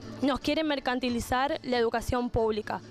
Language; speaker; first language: Spanish; native; Spanish